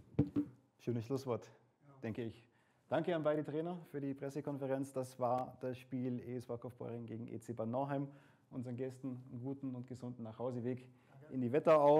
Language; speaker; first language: German; native; German